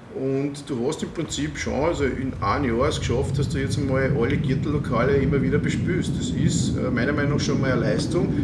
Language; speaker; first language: German; native; German